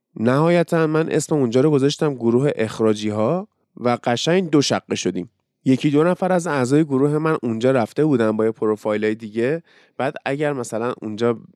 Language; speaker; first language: Persian; native; Persian